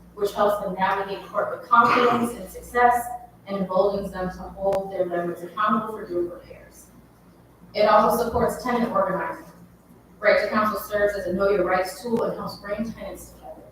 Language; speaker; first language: English; native; English